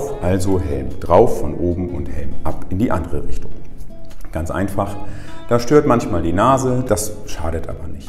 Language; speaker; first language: German; native; German